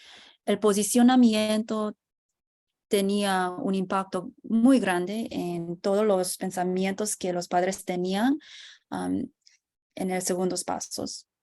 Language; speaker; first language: Spanish; non-native, fluent; English